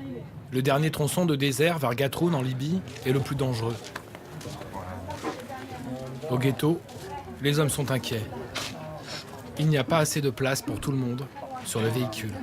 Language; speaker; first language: French; native; French